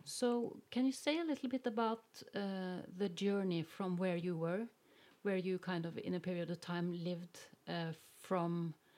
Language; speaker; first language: English; non-native, fluent; Norwegian